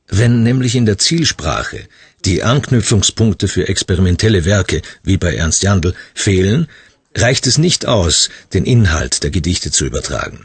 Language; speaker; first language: German; native; German